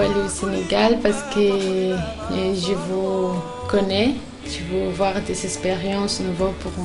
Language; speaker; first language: French; non-native, learner; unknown